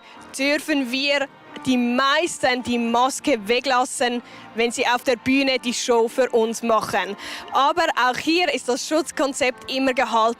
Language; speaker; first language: German; native; German